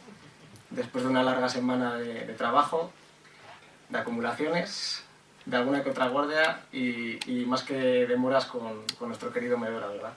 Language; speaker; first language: Spanish; native; Spanish